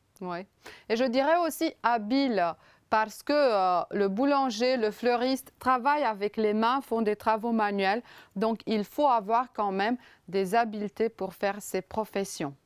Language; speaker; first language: French; non-native, fluent; Romanian